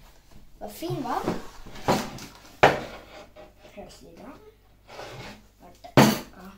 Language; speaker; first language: Swedish; non-native, learner; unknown